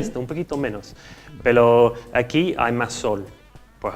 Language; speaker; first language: Spanish; non-native, learner; English